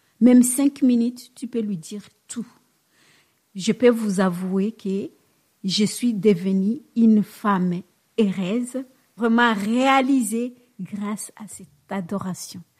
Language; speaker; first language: French; non-native, local second language; Swahili